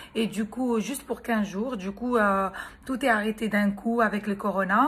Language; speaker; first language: French; non-native, local second language; Arabic